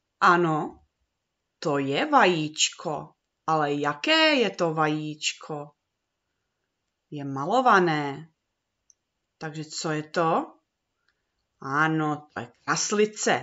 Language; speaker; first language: Czech; early bilingual, heritage; Czech